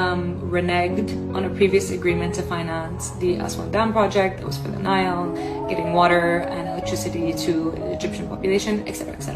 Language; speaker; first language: English; native; English